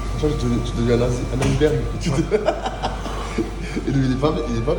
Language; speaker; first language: French; native; French